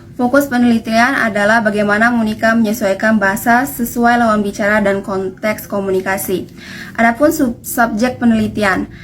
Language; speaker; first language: Indonesian; non-native, local second language; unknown